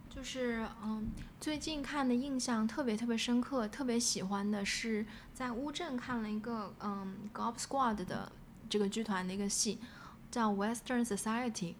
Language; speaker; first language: Chinese; native; Chinese